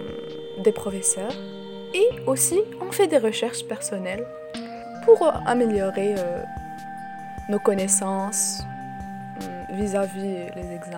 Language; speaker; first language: French; non-native, local second language; Arabic